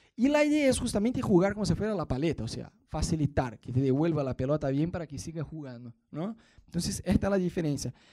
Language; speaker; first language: Spanish; non-native, fluent; Portuguese